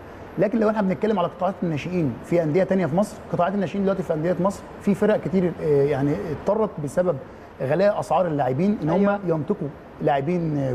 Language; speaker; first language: Arabic; native; Arabic